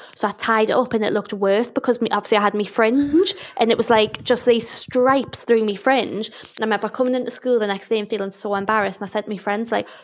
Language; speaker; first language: English; native; English